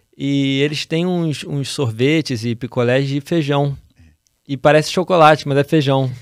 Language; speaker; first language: Portuguese; native; Portuguese